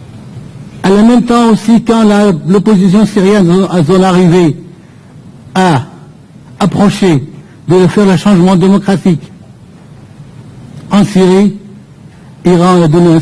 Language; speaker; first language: French; non-native, fluent; Persian